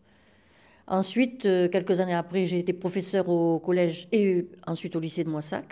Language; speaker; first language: French; native; French